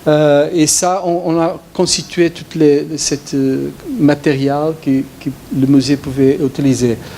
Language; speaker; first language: French; non-native, fluent; Portuguese